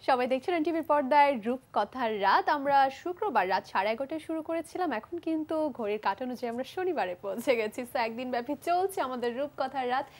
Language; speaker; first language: Bangla; native; Bangla